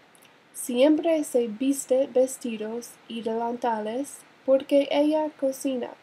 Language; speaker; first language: Spanish; non-native, learner; English